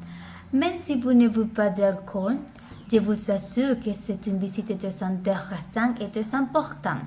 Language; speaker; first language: French; non-native, learner; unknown